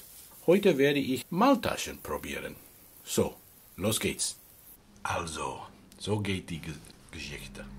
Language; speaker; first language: German; non-native, learner; English